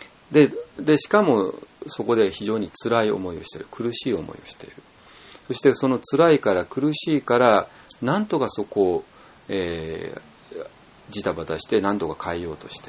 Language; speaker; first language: Japanese; native; Japanese